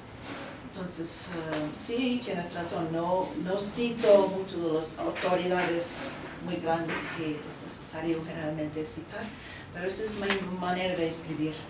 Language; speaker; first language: Spanish; non-native, fluent; English